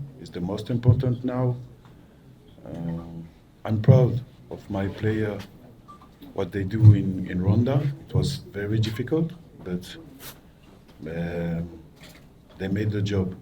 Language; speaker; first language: English; non-native, learner; French